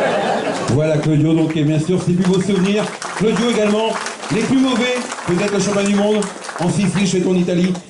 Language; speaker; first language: French; native; French